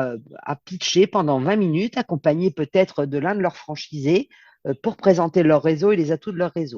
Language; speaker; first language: French; native; French